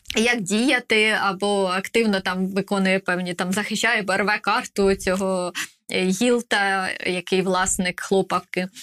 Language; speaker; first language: Ukrainian; native; Ukrainian